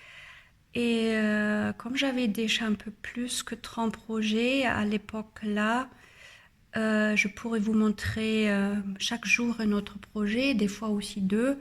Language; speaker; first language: French; non-native, learner; German